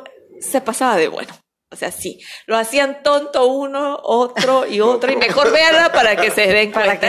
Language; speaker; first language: Spanish; native; Spanish